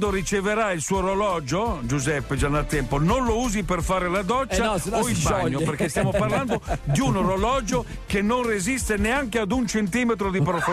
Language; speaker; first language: Italian; native; Italian